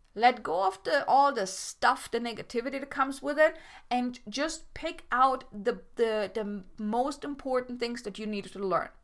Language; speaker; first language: English; non-native, fluent; German